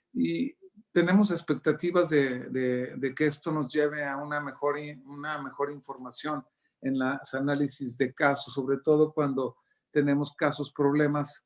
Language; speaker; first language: Spanish; native; Spanish